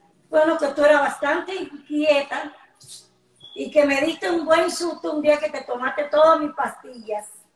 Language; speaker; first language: Spanish; native; Spanish